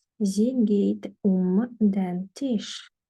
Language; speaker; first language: German; non-native, fluent; Ukrainian